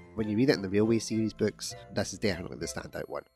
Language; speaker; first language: English; native; English